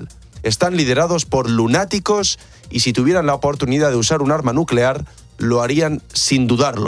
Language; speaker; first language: Spanish; native; Spanish